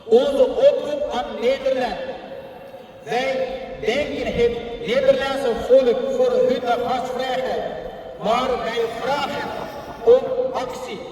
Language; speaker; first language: Dutch; non-native, learner; Uyghur